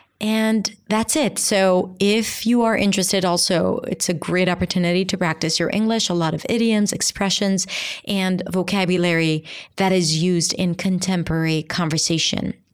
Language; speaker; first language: English; non-native, fluent; Hebrew